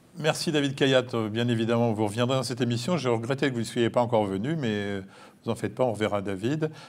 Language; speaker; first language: French; native; French